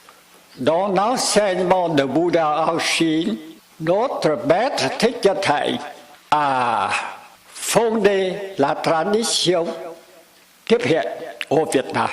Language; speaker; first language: French; non-native, fluent; Vietnamese